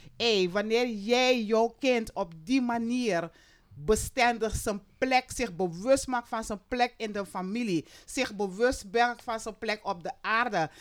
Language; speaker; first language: Dutch; native; Dutch